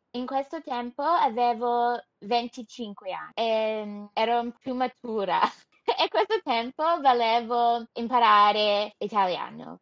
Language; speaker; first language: Italian; non-native, learner; English